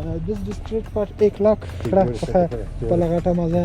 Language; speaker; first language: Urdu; non-native, learner; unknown